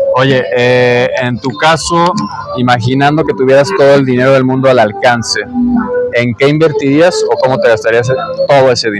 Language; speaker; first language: Spanish; native; Spanish